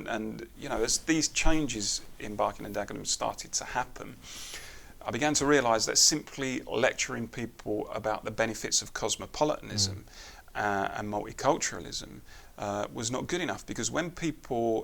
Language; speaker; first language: English; native; English